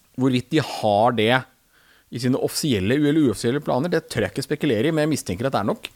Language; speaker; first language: Norwegian; native; Norwegian